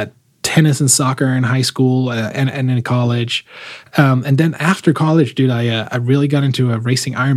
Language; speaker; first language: English; non-native, fluent; German